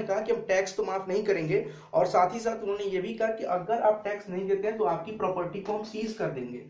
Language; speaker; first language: Hindi; native; Hindi